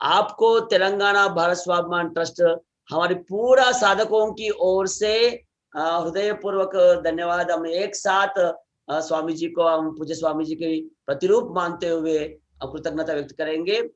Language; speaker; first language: Hindi; non-native, local second language; Telugu